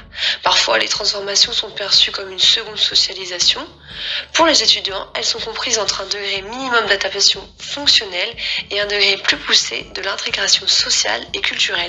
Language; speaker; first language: French; native; French